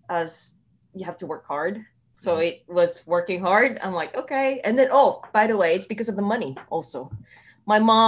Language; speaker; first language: English; non-native, local second language; Filipino